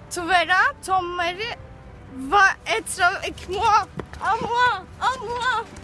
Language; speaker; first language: French; non-native, learner; Turkish